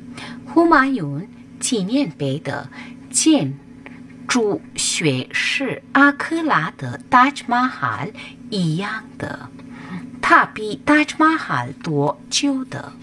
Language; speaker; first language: Chinese; non-native, learner; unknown